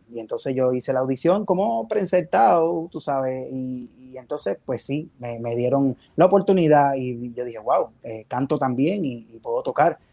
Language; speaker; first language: Spanish; native; Spanish